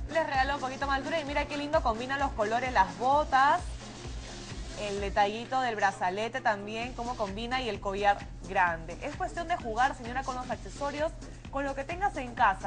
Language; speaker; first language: Spanish; native; Spanish